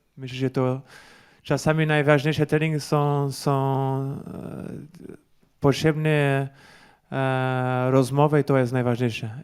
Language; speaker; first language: Polish; non-native, learner; Portuguese